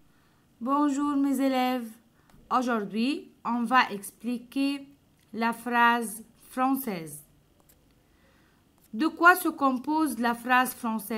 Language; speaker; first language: French; non-native, fluent; Arabic